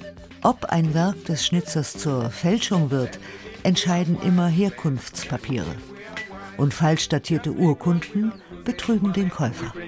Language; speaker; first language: German; native; German